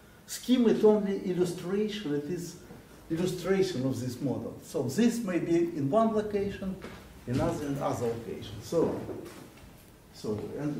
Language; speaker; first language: English; non-native, fluent; Russian